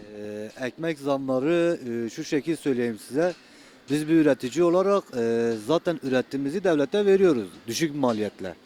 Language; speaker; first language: Turkish; native; Turkish